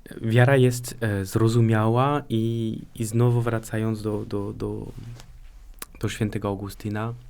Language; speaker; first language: Polish; non-native, fluent; French